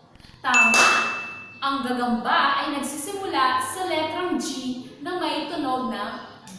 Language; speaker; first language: Filipino; native; Filipino